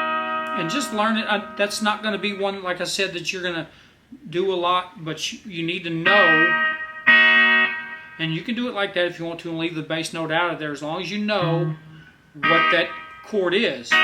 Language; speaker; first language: English; native; English